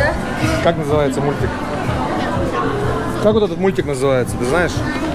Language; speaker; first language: Russian; native; Russian